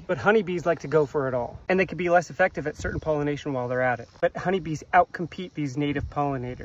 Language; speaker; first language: English; native; English